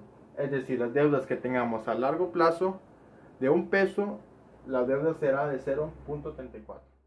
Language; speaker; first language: Spanish; native; Spanish